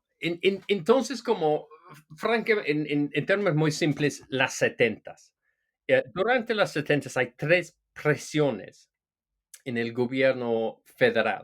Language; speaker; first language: Spanish; non-native, fluent; English